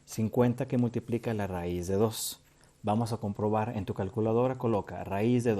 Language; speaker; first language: Spanish; native; Spanish